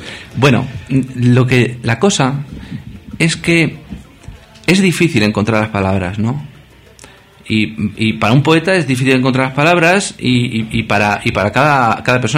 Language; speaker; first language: Spanish; native; Spanish